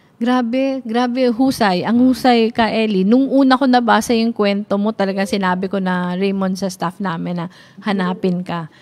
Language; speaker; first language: Filipino; non-native, local second language; Bikol